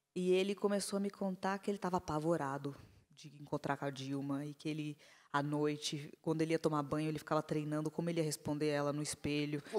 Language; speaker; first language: Portuguese; native; Portuguese